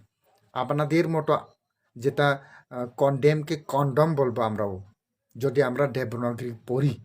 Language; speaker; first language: Bangla; non-native, local second language; Kok Borok